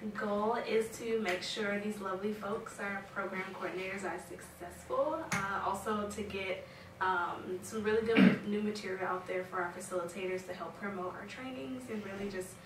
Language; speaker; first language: English; native; English